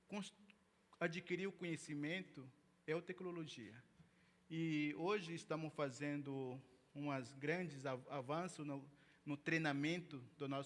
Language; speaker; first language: Portuguese; non-native, local second language; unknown